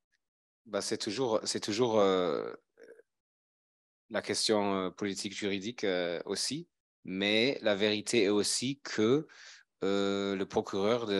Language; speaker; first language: French; non-native, fluent; German